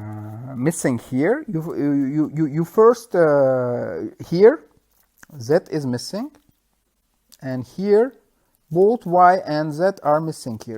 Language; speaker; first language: English; non-native, fluent; Turkish